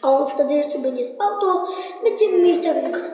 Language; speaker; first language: Polish; native; Polish